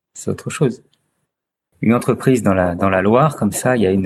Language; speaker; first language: French; native; French